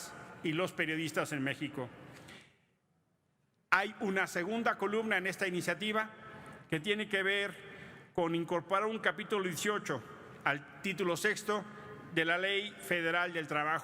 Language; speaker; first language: Spanish; native; Spanish